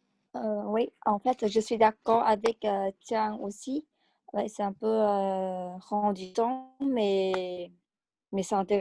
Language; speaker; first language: French; non-native, learner; Vietnamese